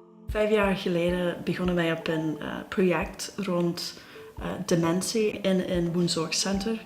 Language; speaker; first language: Dutch; non-native, fluent; English